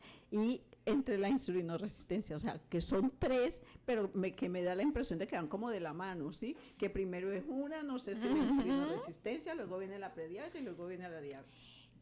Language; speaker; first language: Spanish; native; Spanish